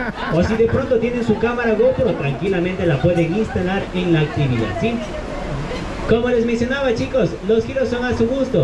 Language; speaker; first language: Spanish; native; Spanish